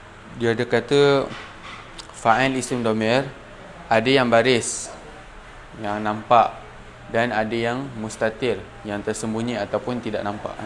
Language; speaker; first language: Malay; native; Malay